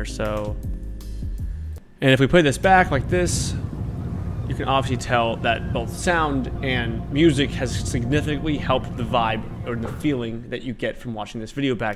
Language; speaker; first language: English; native; English